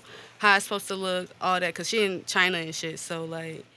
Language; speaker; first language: English; native; English